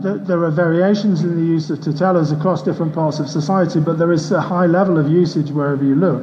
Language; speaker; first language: English; native; English